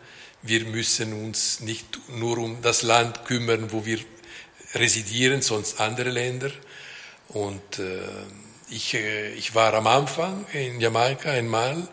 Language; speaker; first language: German; non-native, local second language; French